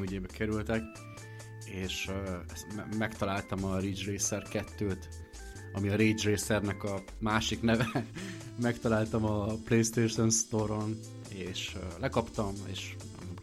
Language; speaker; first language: Hungarian; native; Hungarian